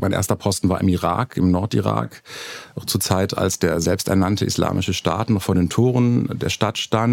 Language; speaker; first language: German; native; German